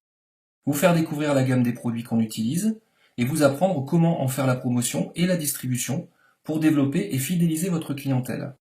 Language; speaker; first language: French; native; French